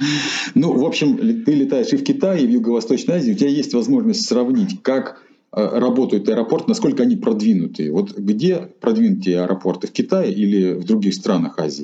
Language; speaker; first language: Russian; native; Russian